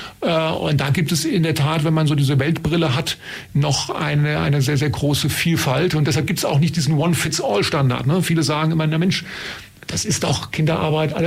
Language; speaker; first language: German; native; German